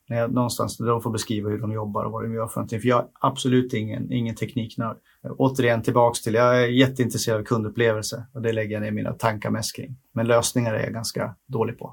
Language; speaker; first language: Swedish; native; Swedish